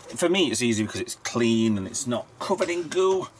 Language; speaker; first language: English; native; English